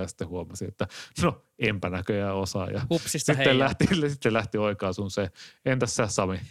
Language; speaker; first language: Finnish; native; Finnish